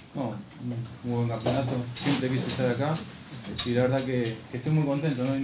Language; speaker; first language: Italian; non-native, learner; Spanish